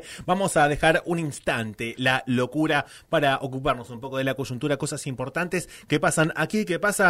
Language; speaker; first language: Spanish; native; Spanish